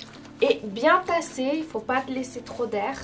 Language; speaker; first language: French; native; French